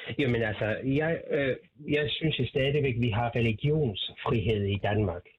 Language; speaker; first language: Danish; non-native, fluent; Persian